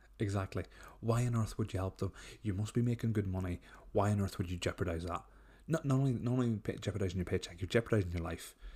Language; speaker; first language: English; native; English